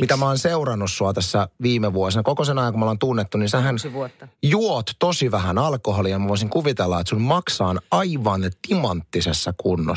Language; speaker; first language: Finnish; native; Finnish